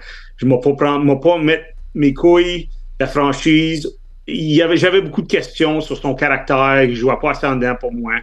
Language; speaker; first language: French; native; French